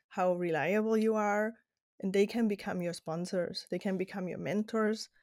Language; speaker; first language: English; non-native, fluent; German